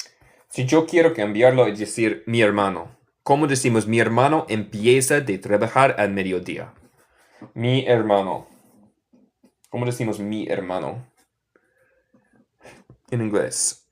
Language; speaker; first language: Spanish; non-native, fluent; English